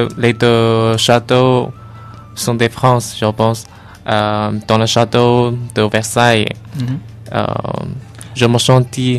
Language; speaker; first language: French; non-native, learner; Chinese